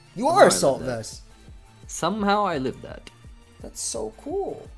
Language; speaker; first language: English; native; English